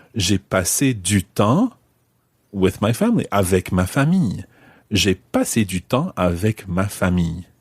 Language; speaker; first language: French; non-native, fluent; English